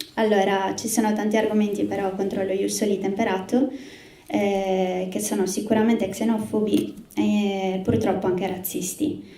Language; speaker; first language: Italian; early bilingual, other home language; Spanish